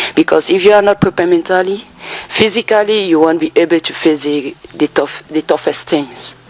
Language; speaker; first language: English; non-native, local second language; French